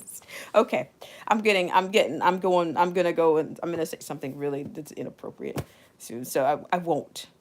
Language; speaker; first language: English; native; English